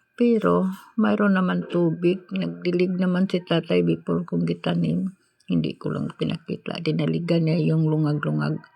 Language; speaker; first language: Filipino; non-native, local second language; Cebuano